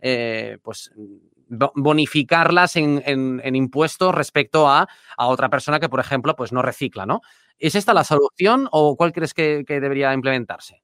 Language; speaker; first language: Spanish; native; Spanish